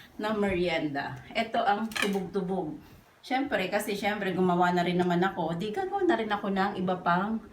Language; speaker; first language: Filipino; non-native, local second language; Bikol